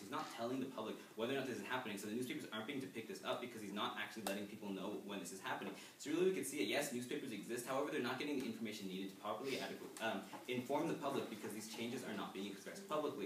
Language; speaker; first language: English; native; English